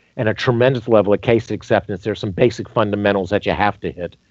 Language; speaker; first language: English; native; English